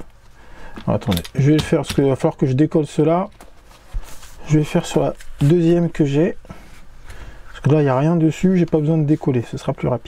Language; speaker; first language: French; native; French